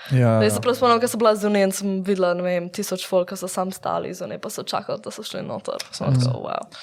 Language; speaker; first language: Slovenian; early bilingual, heritage; Slovenian